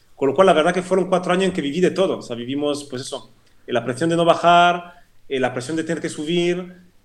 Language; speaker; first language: Spanish; non-native, fluent; French